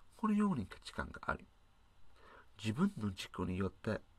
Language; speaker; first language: Japanese; non-native, learner; English